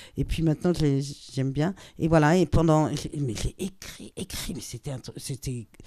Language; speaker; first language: French; native; French